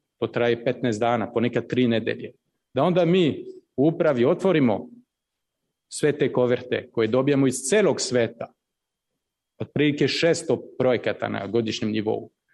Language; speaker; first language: Serbian; native; Serbian